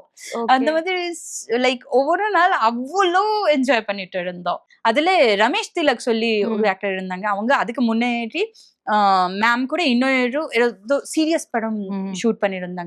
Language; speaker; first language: Tamil; non-native, local second language; Bangla